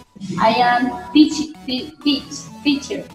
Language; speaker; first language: English; non-native, learner; Spanish